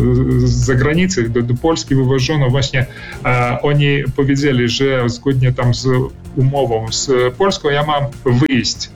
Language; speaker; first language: Polish; early bilingual, heritage; Polish